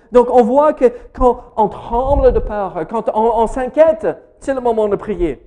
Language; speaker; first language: French; non-native, fluent; English